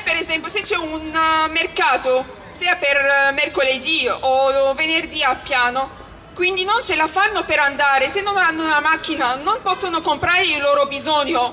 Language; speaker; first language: Italian; early bilingual, other home language; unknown